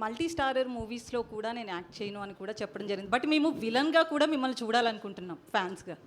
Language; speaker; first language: Telugu; native; Telugu